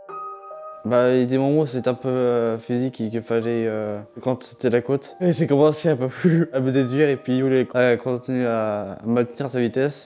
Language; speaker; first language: French; native; French